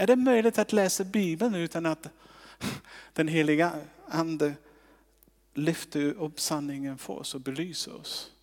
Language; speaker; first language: Swedish; non-native, fluent; English